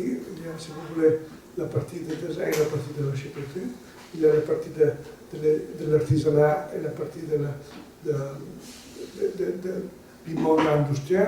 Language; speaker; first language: French; non-native, learner; Italian